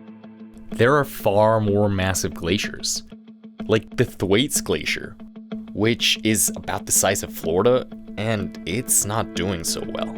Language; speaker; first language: English; native; English